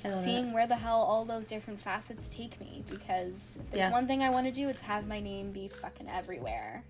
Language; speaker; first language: English; native; English